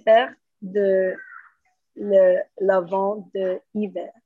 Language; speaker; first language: French; non-native, learner; Spanish